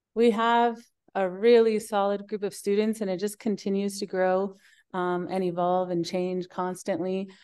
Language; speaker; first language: English; native; English